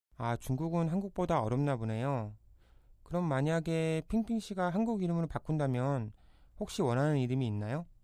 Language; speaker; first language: Korean; native; Korean